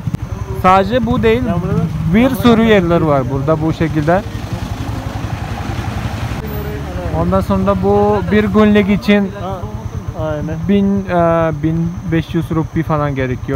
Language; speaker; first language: Turkish; non-native, fluent; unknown